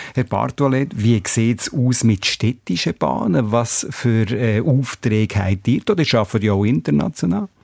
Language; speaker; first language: German; native; German